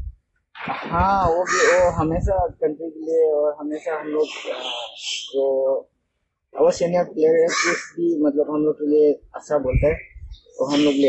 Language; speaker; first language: Hindi; non-native, local second language; Manipuri